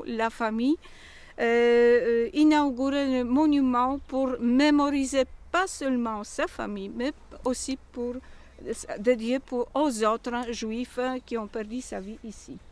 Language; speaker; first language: French; non-native, learner; Polish